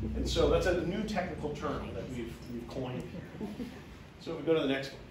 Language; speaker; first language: English; native; English